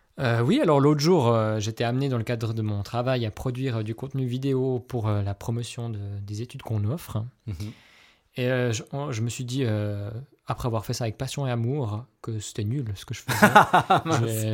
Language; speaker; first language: French; native; French